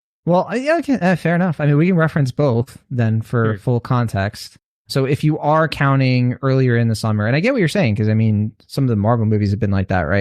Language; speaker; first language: English; native; English